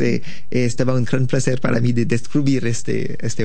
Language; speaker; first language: Spanish; non-native, learner; French